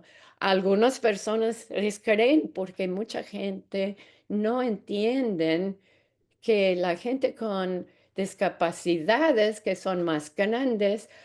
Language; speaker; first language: Spanish; non-native, fluent; English